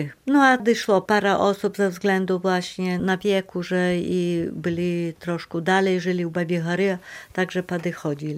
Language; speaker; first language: Polish; non-native, local second language; Belarusian